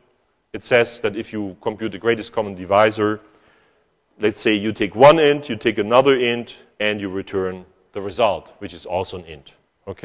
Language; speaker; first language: English; non-native, fluent; German